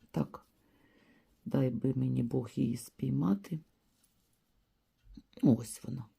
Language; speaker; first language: Ukrainian; native; Ukrainian